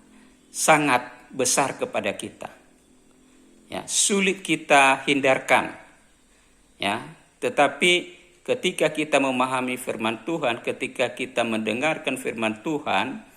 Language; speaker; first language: Indonesian; native; Indonesian